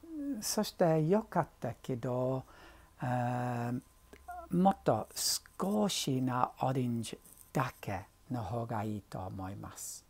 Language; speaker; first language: Japanese; non-native, learner; English